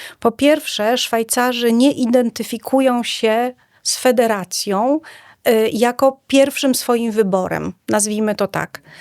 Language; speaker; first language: Polish; native; Polish